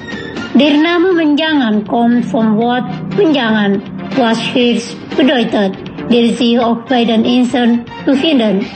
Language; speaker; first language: German; non-native, fluent; Indonesian